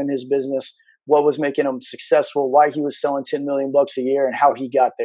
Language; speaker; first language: English; native; English